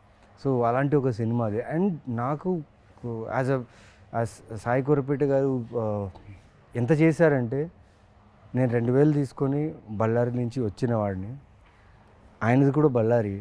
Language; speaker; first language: Telugu; native; Telugu